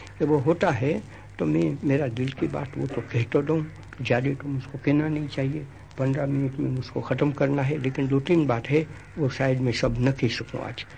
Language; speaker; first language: Hindi; non-native, local second language; Gujarati